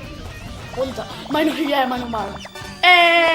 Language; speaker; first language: Welsh; non-native, local second language; English